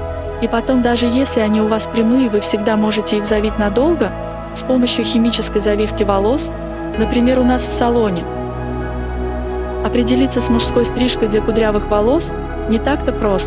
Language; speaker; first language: Russian; native; Russian